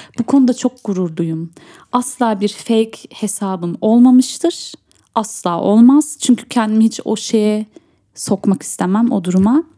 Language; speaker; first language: Turkish; early bilingual, heritage; Turkish